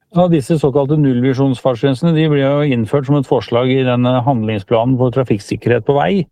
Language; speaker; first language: Norwegian; native; Norwegian